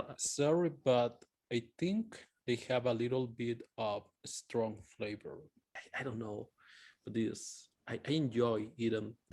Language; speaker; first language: English; non-native, fluent; Spanish